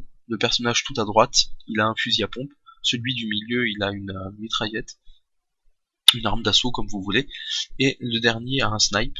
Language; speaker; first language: French; native; French